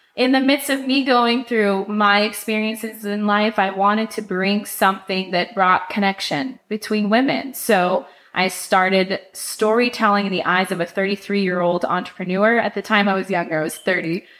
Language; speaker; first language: English; native; English